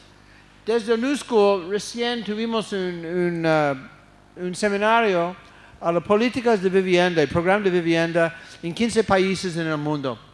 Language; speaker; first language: Spanish; non-native, fluent; English